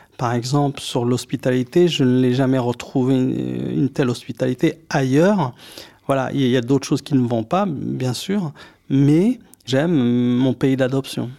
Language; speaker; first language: French; early bilingual, other home language; Arabic